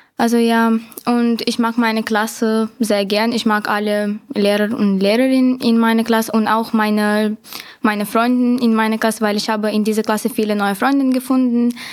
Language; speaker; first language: German; non-native, learner; Ukrainian